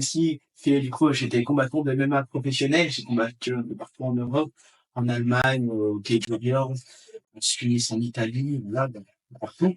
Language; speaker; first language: French; native; French